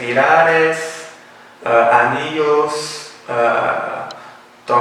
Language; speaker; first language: Spanish; non-native, fluent; French